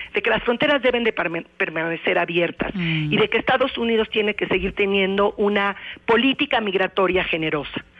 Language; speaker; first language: Spanish; native; Spanish